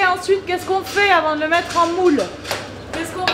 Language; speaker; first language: French; native; French